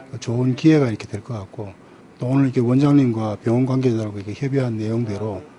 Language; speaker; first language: Korean; native; Korean